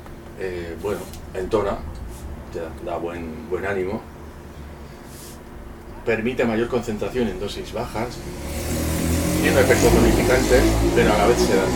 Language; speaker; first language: Spanish; native; Spanish